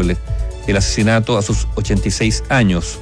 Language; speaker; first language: Spanish; native; Spanish